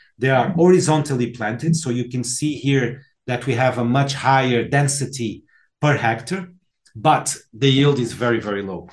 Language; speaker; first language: English; non-native, fluent; Portuguese